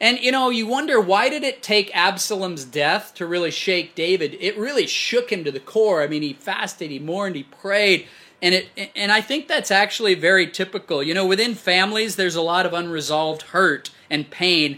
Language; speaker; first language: English; native; English